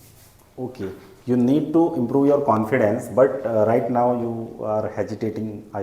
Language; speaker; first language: English; non-native, local second language; Hindi